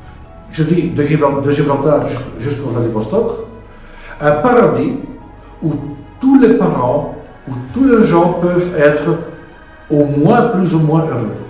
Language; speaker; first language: French; non-native, local second language; Dutch